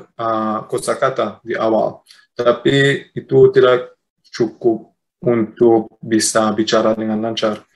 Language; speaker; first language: Indonesian; non-native, fluent; Luxembourgish